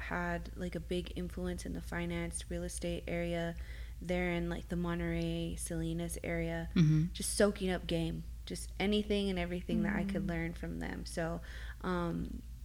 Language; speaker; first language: English; early bilingual, other home language; Spanish